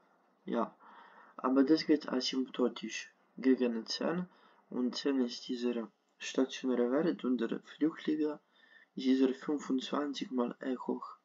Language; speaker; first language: German; non-native, fluent; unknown